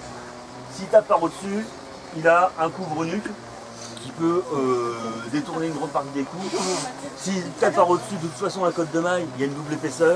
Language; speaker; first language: French; native; French